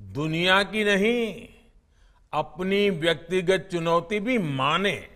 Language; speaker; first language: Hindi; non-native, local second language; Gujarati